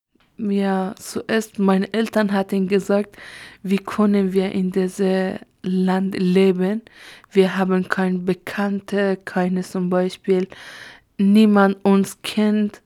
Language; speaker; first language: German; non-native, learner; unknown